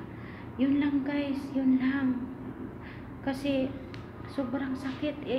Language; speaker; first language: Filipino; non-native, local second language; Cebuano